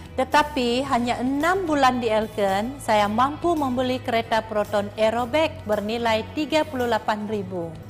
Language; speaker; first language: Malay; non-native, local second language; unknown